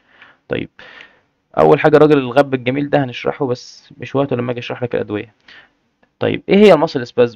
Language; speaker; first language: Arabic; native; Arabic